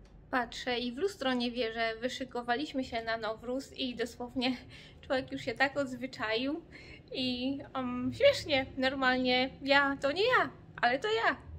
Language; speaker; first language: Polish; native; Polish